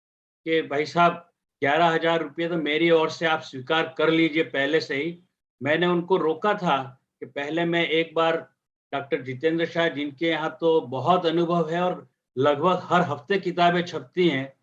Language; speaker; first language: Hindi; native; Hindi